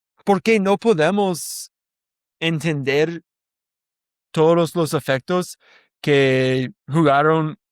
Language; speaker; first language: Spanish; non-native, learner; English